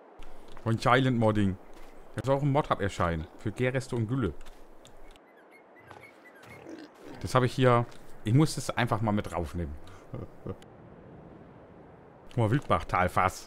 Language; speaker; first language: German; native; German